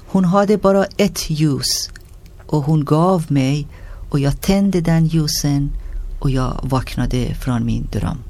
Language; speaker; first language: Swedish; non-native, learner; Persian